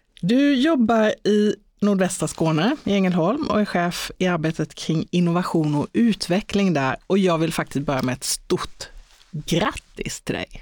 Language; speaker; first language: Swedish; native; Swedish